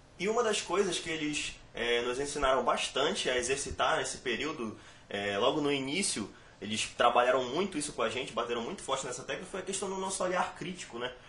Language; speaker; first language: Portuguese; native; Portuguese